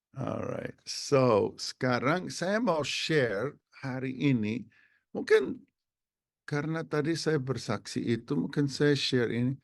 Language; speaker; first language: Indonesian; non-native, fluent; English